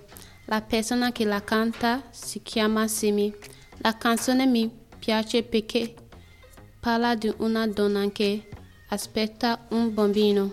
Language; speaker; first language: Italian; non-native, learner; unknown